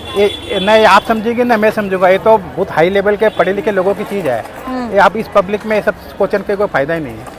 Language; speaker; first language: Hindi; non-native, local second language; Assamese